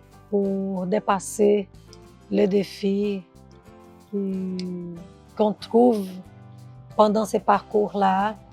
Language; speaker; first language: French; non-native, fluent; Portuguese